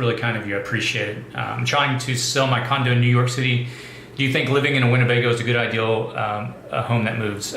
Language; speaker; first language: English; native; English